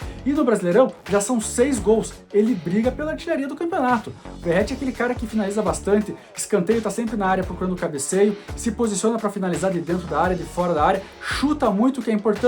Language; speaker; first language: Portuguese; native; Portuguese